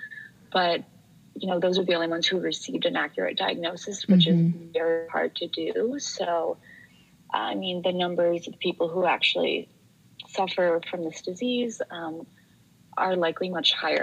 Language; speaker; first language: English; native; English